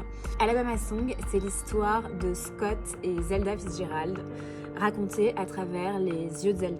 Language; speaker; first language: French; native; French